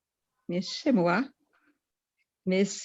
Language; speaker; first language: French; non-native, learner; Portuguese